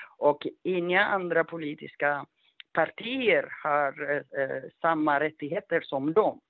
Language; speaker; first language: Swedish; non-native, fluent; Amharic